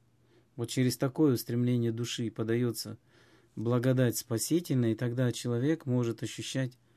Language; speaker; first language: Russian; native; Russian